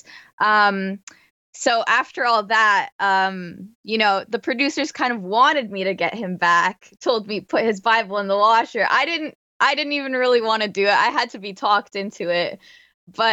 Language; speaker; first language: English; native; English